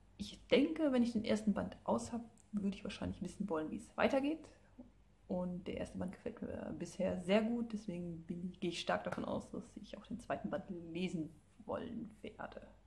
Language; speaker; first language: German; native; German